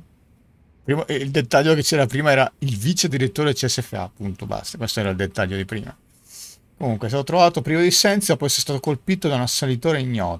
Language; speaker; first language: Italian; native; Italian